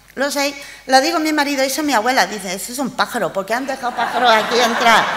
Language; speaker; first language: Spanish; non-native, fluent; English